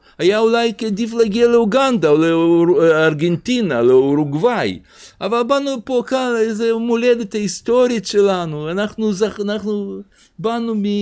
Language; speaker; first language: Hebrew; non-native, fluent; Russian